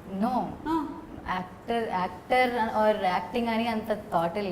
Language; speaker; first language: Telugu; non-native, learner; Malayalam